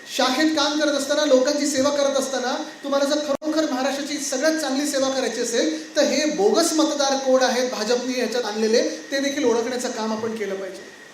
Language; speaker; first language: Marathi; native; Marathi